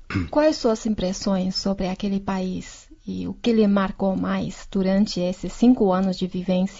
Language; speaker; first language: Portuguese; non-native, fluent; Chinese